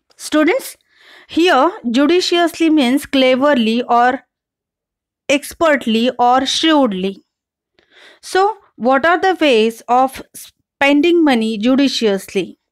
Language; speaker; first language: English; non-native, local second language; Marathi